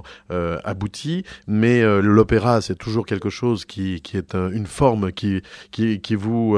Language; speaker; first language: French; native; French